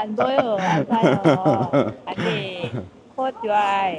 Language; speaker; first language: Korean; non-native, learner; Thai